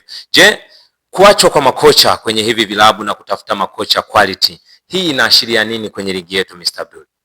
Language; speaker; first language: Swahili; native; Swahili